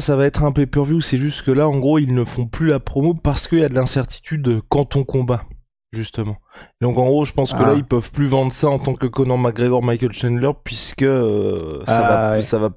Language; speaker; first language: French; native; French